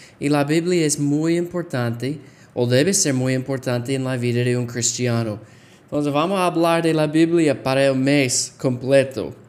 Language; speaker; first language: Spanish; non-native, fluent; English